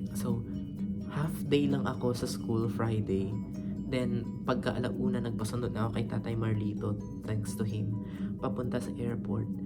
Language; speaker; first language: Filipino; non-native, local second language; Cebuano